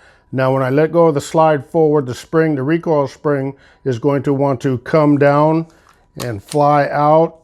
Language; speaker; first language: English; native; English